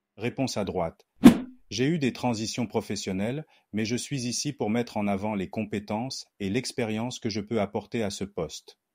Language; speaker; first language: French; non-native, local second language; Haitian Creole